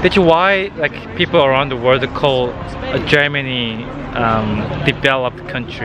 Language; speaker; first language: English; non-native, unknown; Korean